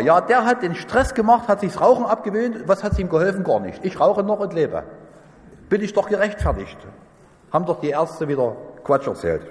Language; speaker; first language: German; native; German